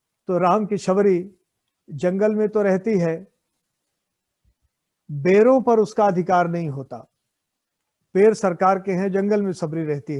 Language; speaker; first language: Hindi; native; Hindi